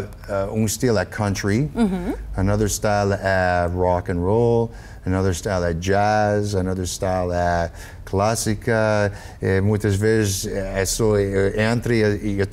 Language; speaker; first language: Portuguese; early bilingual, heritage; English